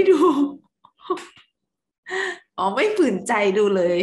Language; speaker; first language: Thai; native; Thai